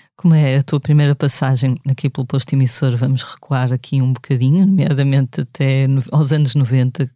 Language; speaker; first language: Portuguese; native; Portuguese